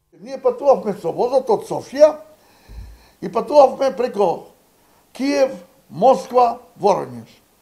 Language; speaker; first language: Macedonian; native; Macedonian